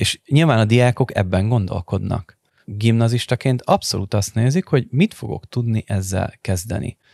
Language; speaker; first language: Hungarian; native; Hungarian